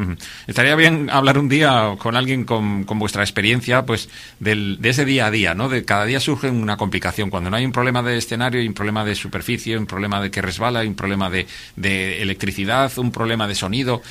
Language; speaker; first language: Spanish; native; Spanish